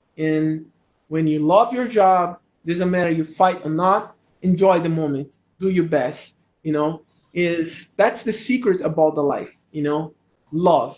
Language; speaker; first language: English; non-native, learner; Portuguese